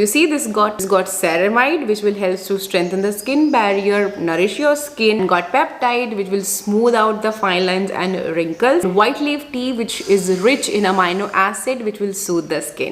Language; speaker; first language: English; non-native, local second language; Hindi